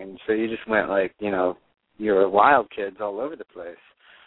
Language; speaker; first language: English; native; English